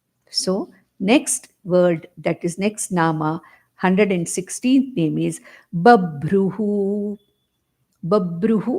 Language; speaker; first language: English; non-native, local second language; Konkani